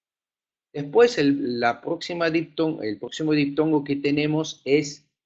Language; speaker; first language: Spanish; non-native, fluent; Afrikaans